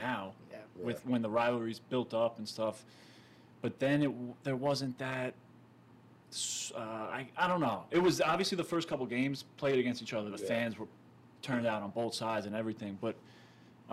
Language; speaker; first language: English; native; English